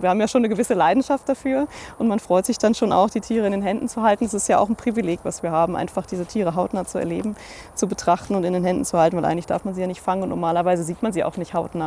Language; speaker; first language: German; native; German